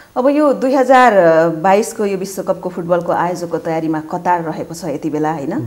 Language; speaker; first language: Nepali; native; Nepali